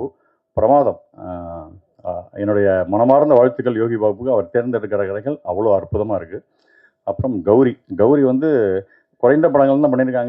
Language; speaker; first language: Tamil; native; Tamil